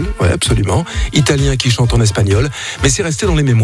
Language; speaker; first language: French; native; French